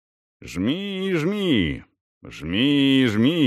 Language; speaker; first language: Russian; native; Russian